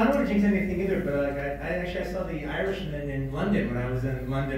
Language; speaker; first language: English; native; English